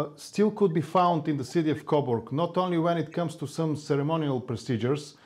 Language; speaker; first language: English; non-native, fluent; Bulgarian